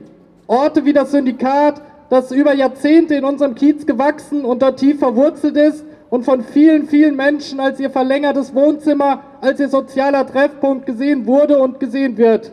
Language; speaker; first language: German; native; German